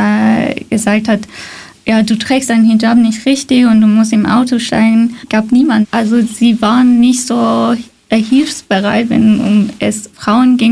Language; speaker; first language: German; non-native, fluent; Persian